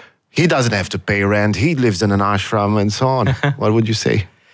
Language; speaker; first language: English; non-native, fluent; Romanian